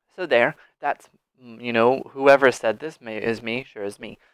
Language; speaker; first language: English; native; English